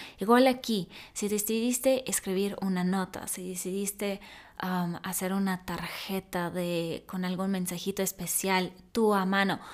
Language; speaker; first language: Spanish; early bilingual, other home language; Russian